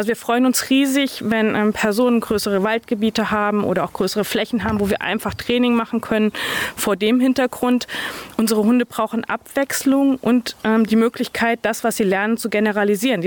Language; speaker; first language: German; native; German